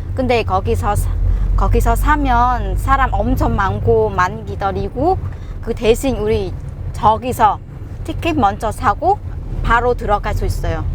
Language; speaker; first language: Korean; non-native, learner; Vietnamese